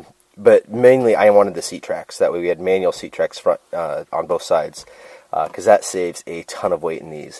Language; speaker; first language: English; native; English